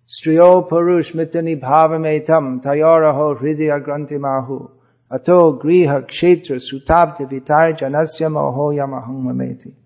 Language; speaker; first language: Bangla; non-native, fluent; English